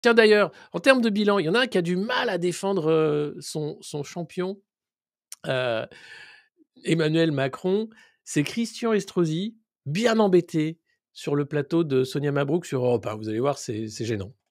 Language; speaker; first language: French; native; French